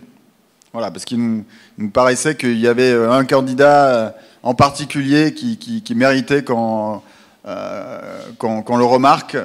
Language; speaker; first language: French; native; French